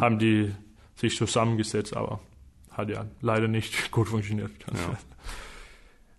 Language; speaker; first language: German; non-native, fluent; Danish